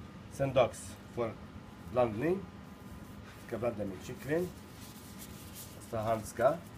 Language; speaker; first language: Swedish; non-native, learner; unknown